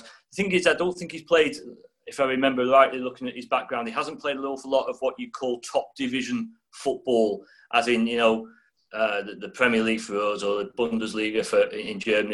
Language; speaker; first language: English; native; English